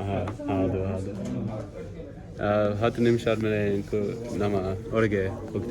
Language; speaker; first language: Kannada; non-native, learner; English